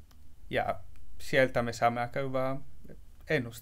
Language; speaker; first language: Finnish; non-native, learner; Italian